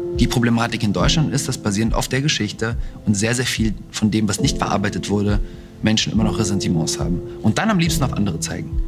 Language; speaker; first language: German; early bilingual, other home language; Russian